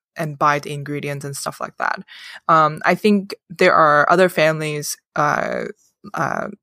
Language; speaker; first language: English; non-native, local second language; Cantonese